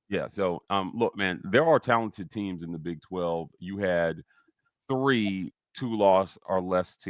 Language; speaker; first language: English; native; English